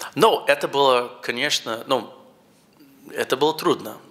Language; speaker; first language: Russian; non-native, learner; English